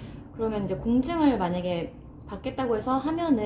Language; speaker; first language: Korean; native; Korean